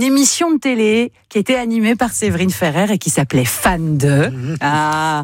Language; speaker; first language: French; native; French